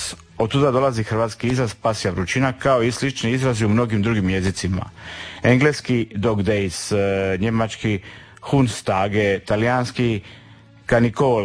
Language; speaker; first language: Serbian; native; Serbian